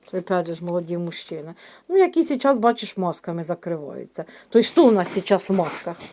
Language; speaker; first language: Ukrainian; native; Ukrainian